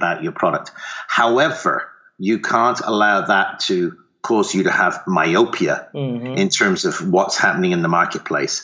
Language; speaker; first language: English; native; English